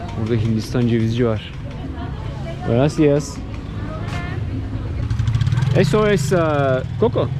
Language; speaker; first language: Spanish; non-native, learner; Turkish